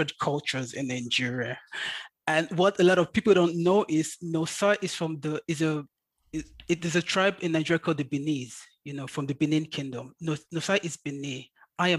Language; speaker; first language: English; native; English